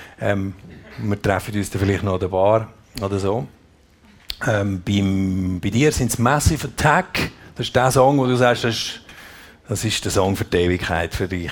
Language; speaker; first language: German; native; German